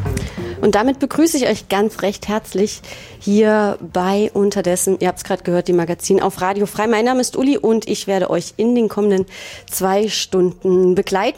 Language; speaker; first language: German; native; German